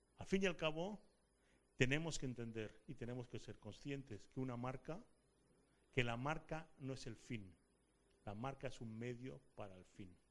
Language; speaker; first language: Spanish; native; Spanish